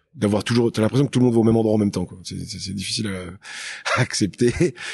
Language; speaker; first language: French; native; French